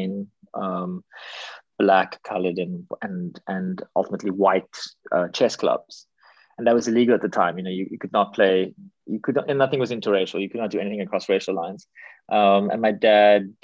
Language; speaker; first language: English; native; English